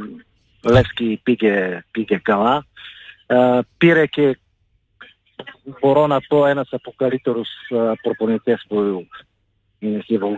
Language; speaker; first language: Greek; non-native, fluent; Bulgarian